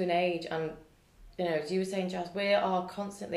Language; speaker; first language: English; native; English